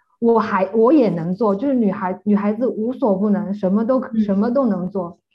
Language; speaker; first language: Chinese; native; Chinese